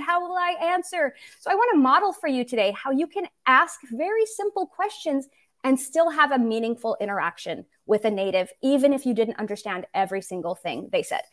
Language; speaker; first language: English; native; English